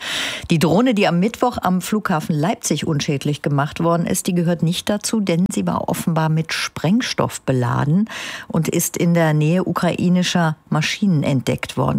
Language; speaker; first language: German; native; German